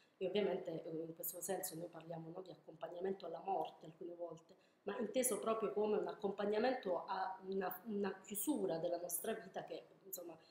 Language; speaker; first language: Italian; native; Italian